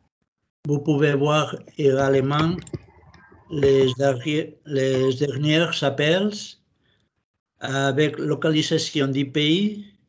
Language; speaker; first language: French; non-native, learner; Catalan